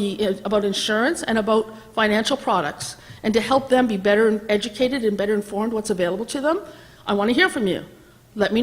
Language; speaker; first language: English; native; English